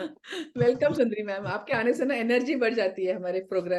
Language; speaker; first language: Hindi; native; Hindi